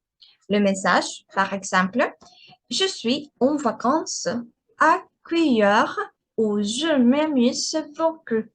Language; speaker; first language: French; non-native, learner; Spanish